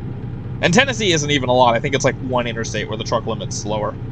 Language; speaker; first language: English; native; English